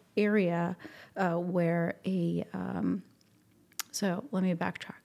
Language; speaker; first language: English; non-native, fluent; Spanish